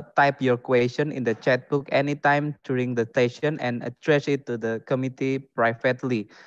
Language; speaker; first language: English; non-native, fluent; Indonesian